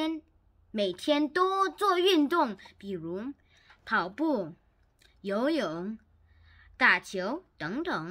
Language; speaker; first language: Chinese; non-native, learner; Korean